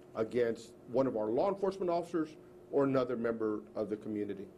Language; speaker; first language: English; early bilingual, other home language; Spanish